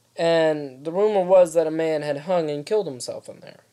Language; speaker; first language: English; native; English